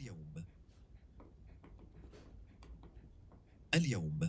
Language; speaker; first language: Arabic; non-native, learner; English